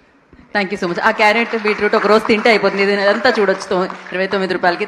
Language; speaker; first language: Telugu; native; Telugu